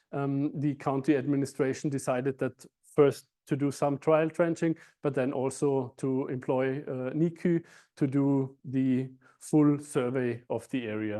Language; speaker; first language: English; non-native, fluent; German